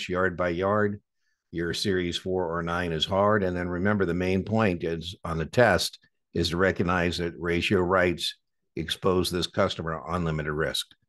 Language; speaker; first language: English; native; English